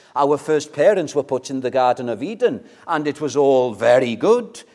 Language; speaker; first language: English; native; English